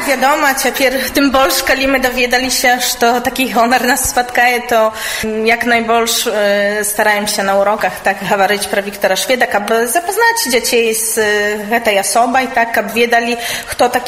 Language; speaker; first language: Belarusian; non-native, local second language; Polish